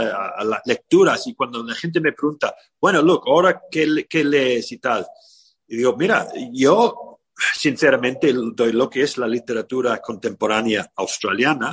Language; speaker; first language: Spanish; non-native, fluent; English